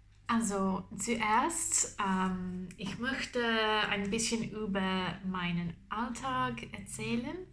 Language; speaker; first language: German; non-native, learner; English